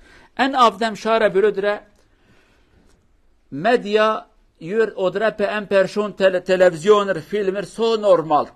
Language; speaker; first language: Norwegian; non-native, fluent; Kurdish